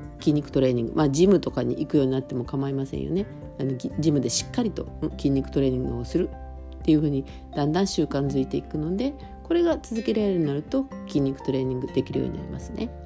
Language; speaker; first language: Japanese; native; Japanese